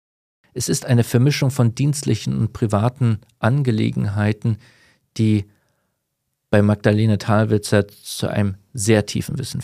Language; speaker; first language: German; native; German